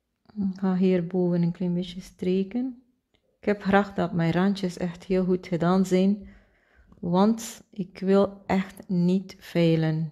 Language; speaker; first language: Dutch; non-native, fluent; Spanish